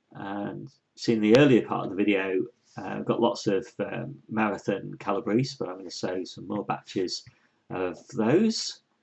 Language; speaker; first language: English; native; English